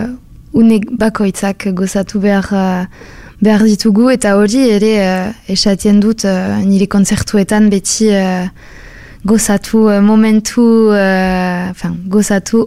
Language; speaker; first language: Basque; non-native, local second language; French